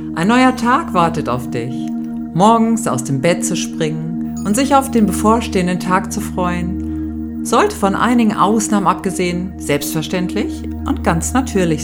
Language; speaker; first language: German; native; German